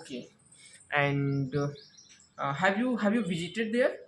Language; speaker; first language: English; non-native, learner; Hindi